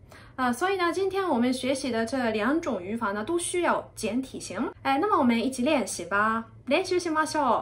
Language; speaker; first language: Chinese; non-native, fluent; Japanese